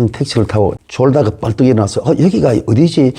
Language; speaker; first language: Korean; native; Korean